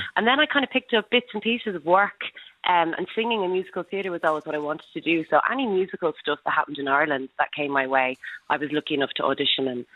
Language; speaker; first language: English; native; English